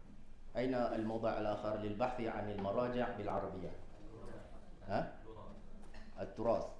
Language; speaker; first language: Arabic; non-native, fluent; Malay